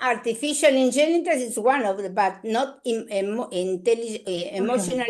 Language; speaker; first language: English; non-native, learner; Spanish